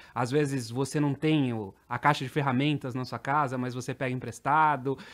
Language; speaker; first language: Portuguese; native; Portuguese